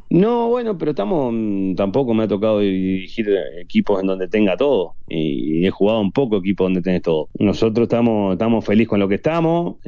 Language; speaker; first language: Spanish; native; Spanish